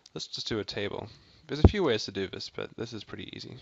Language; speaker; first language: English; native; English